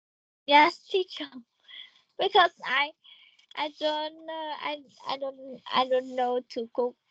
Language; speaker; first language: English; non-native, learner; Vietnamese